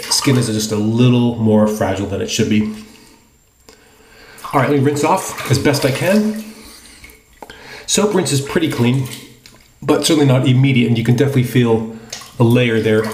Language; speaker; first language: English; native; English